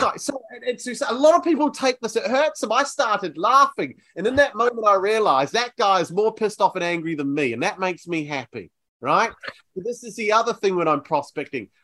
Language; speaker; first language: English; native; English